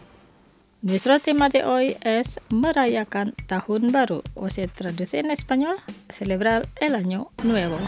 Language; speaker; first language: Spanish; non-native, fluent; Indonesian